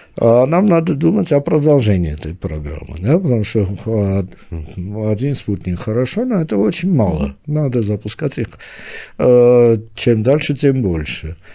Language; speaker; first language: Russian; non-native, local second language; Armenian